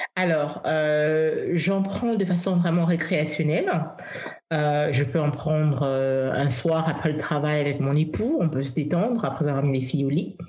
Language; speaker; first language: French; early bilingual, heritage; English